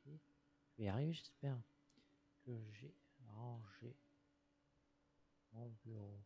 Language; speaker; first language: French; non-native, learner; English